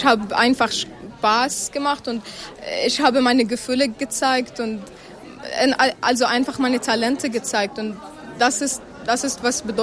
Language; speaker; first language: German; non-native, fluent; Arabic